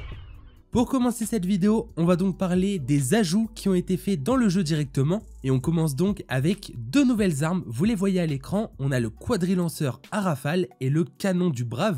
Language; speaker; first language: French; native; French